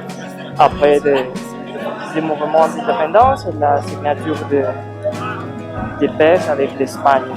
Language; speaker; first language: French; non-native, learner; Spanish